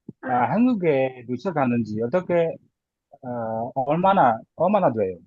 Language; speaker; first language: Korean; non-native, learner; Burmese